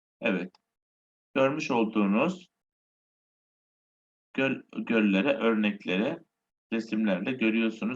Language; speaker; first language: Turkish; native; Turkish